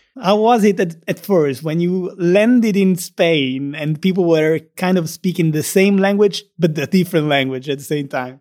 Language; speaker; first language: English; non-native, fluent; Italian